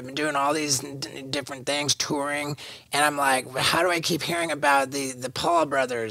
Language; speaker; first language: English; native; English